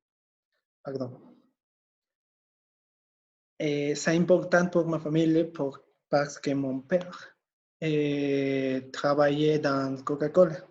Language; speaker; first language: French; non-native, learner; Spanish